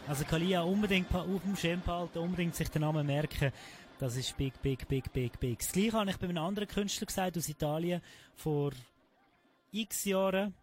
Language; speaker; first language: German; native; German